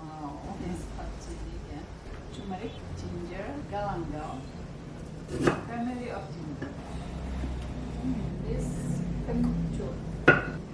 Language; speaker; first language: English; non-native, learner; Balinese